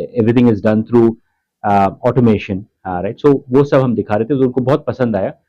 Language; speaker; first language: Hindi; non-native, local second language; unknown